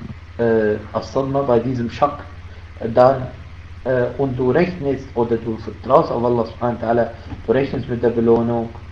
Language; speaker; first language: German; non-native, fluent; Arabic